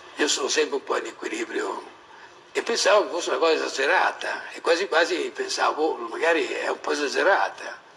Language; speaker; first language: Italian; native; Italian